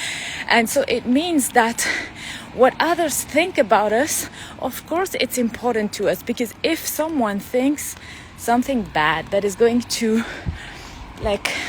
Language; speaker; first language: English; non-native, fluent; French